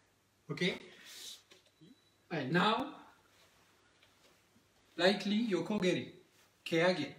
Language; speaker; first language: English; non-native, learner; French